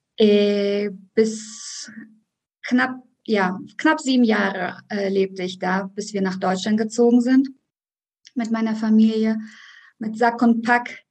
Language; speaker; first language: German; early bilingual, other home language; Russian